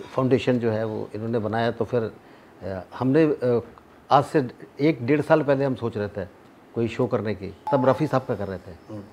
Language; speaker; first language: Hindi; native; Hindi